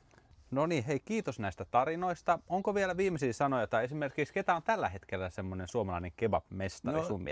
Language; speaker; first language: Finnish; native; Finnish